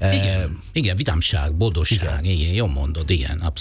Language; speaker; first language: Hungarian; non-native, fluent; Italian